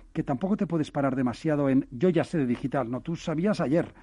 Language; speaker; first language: Spanish; native; Spanish